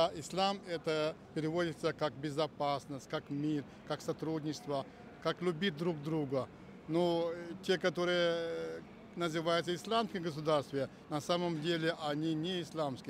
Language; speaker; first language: Russian; non-native, fluent; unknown